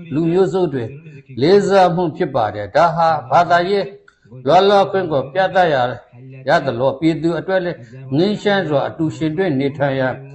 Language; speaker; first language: Burmese; native; Burmese